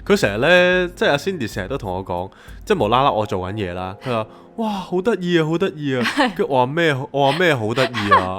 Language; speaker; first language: Cantonese; native; Cantonese